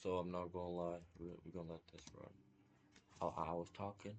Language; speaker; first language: English; native; English